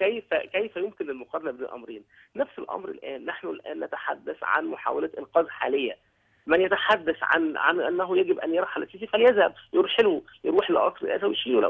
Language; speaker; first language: Arabic; native; Arabic